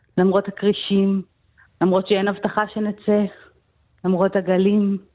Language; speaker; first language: Hebrew; native; Hebrew